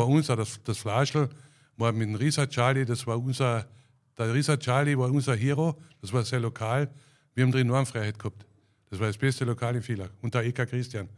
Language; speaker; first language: German; native; German